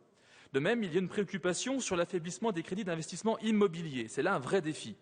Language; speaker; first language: French; native; French